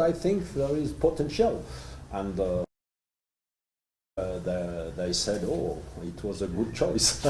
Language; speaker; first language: English; non-native, learner; French